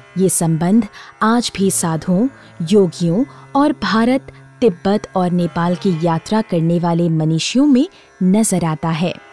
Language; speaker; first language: Hindi; native; Hindi